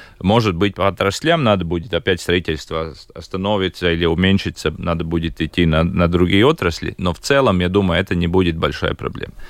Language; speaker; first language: Russian; non-native, local second language; Latvian